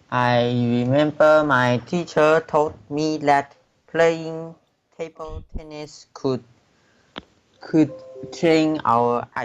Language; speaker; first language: English; non-native, learner; Chinese